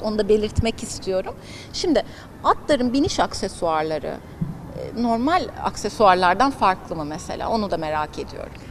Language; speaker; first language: Turkish; native; Turkish